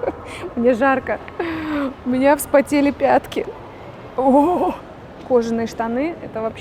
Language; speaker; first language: Russian; native; Russian